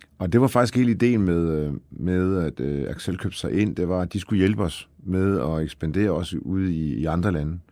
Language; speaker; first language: Danish; early bilingual, other home language; Polish